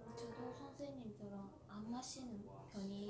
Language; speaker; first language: Korean; non-native, learner; Japanese